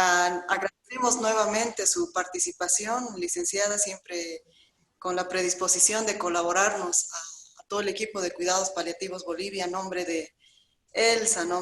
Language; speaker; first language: Spanish; native; Spanish